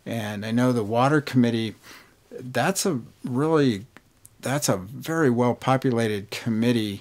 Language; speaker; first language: English; native; English